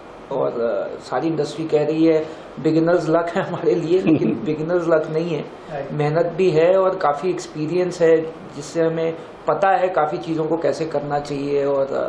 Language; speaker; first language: Hindi; native; Hindi